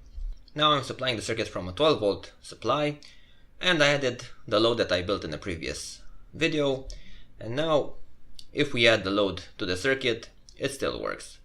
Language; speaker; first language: English; non-native, fluent; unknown